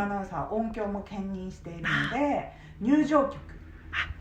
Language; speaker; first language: Japanese; native; Japanese